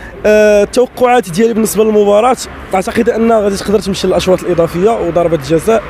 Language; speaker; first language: Arabic; native; Arabic